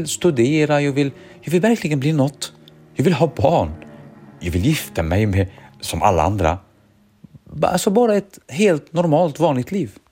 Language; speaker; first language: Swedish; early bilingual, other home language; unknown